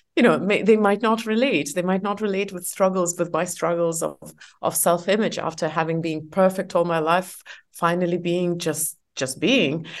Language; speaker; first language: English; non-native, fluent; Estonian